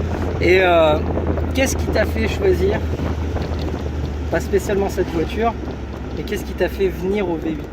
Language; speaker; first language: French; native; French